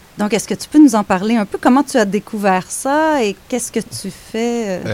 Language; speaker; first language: French; native; French